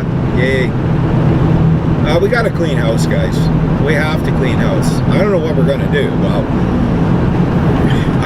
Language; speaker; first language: English; native; English